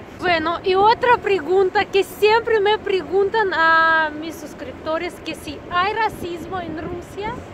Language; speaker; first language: Spanish; non-native, fluent; Russian